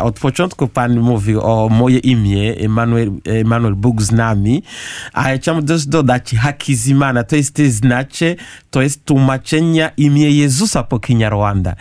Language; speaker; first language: Polish; non-native, learner; Kinyarwanda